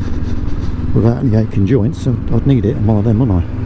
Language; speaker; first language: English; native; English